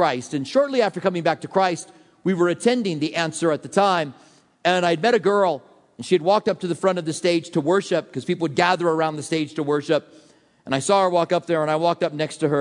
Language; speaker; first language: English; native; English